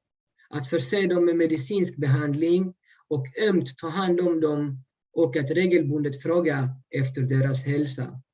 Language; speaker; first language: Swedish; early bilingual, other home language; Urdu